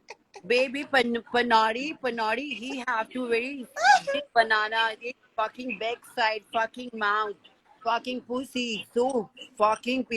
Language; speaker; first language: English; non-native, learner; Hindi